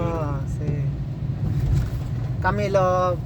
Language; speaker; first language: Italian; non-native, learner; Bangla